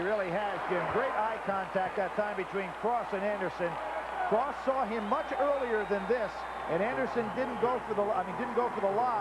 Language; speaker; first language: English; native; English